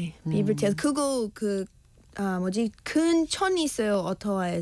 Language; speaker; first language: Korean; non-native, learner; English